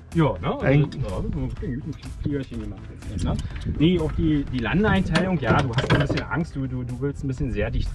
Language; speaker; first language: German; native; German